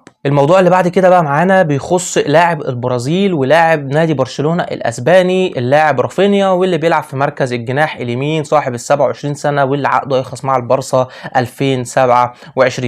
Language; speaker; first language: Arabic; native; Arabic